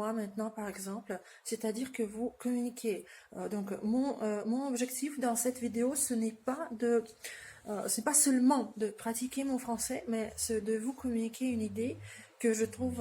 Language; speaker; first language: French; non-native, fluent; Russian